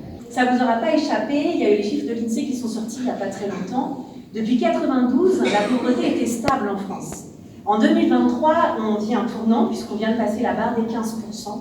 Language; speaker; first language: French; native; French